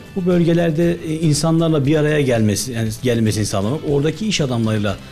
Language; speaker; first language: Turkish; native; Turkish